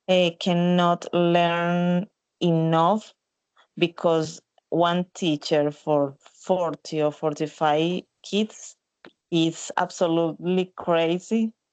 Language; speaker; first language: English; non-native, learner; Spanish